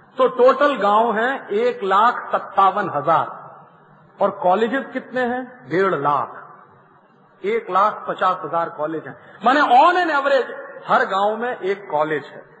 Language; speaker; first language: Hindi; native; Hindi